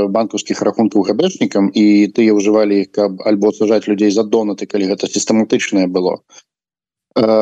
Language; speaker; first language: Belarusian; non-native, local second language; Russian